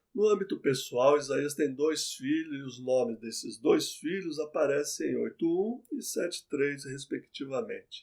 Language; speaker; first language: Portuguese; native; Portuguese